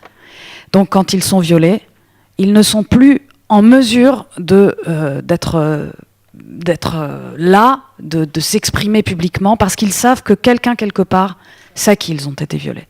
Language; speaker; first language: French; native; French